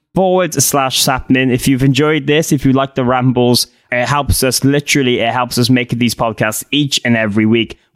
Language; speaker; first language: English; native; English